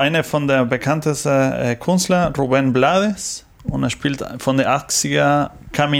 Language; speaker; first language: German; non-native, learner; Spanish